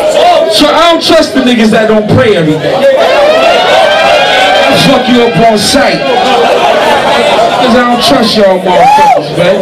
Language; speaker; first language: English; native; English